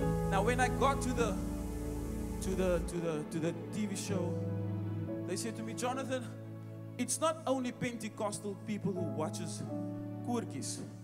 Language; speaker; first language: English; non-native, local second language; Afrikaans